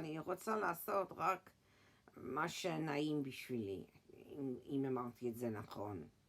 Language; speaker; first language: Hebrew; early bilingual, heritage; English